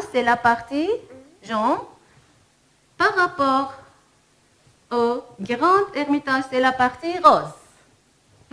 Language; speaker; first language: French; non-native, fluent; Arabic